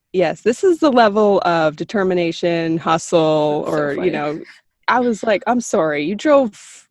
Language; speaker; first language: English; native; English